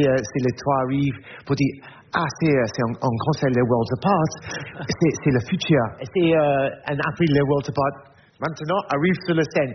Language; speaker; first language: French; non-native, learner; English